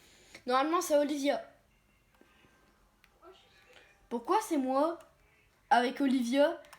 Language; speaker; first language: French; native; French